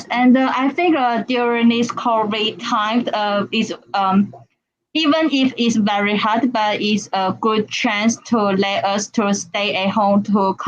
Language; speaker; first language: English; non-native, learner; Chinese